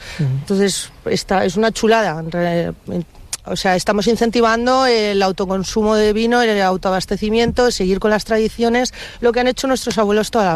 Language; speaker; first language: Spanish; native; Spanish